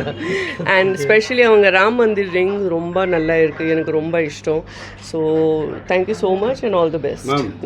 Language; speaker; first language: Tamil; non-native, local second language; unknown